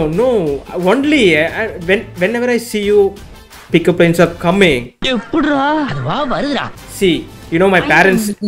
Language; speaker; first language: English; non-native, learner; Tamil